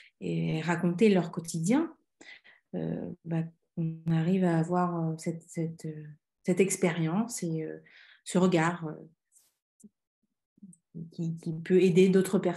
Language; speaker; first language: French; native; French